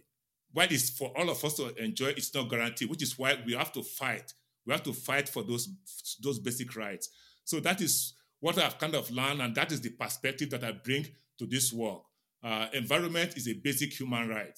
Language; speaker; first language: English; non-native, local second language; Yoruba